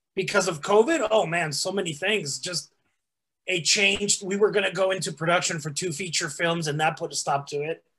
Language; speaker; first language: English; early bilingual, other home language; Spanish